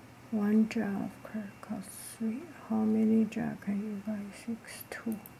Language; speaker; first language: English; non-native, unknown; Chinese